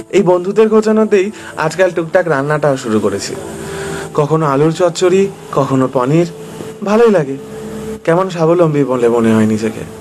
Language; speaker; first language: Bangla; native; Bangla